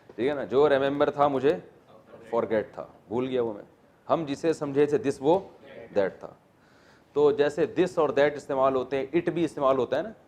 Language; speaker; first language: Urdu; native; Urdu